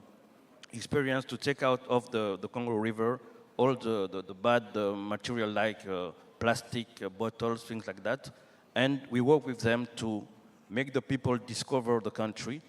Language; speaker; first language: English; non-native, learner; French